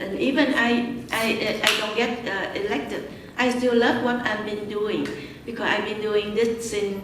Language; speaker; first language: English; non-native, learner; Vietnamese